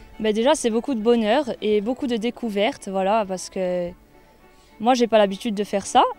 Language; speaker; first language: French; native; French